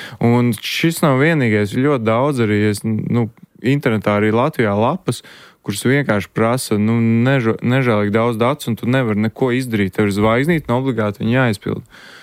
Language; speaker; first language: Latvian; native; Latvian